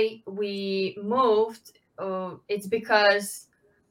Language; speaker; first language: English; non-native, fluent; Ukrainian